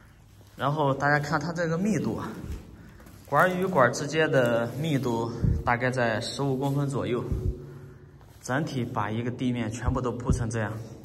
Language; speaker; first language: Chinese; native; Chinese